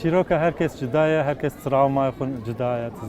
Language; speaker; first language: Kurdish; non-native, local second language; Zaza